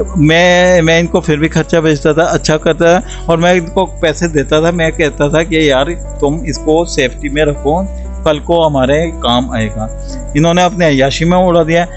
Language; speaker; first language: Urdu; non-native, local second language; Punjabi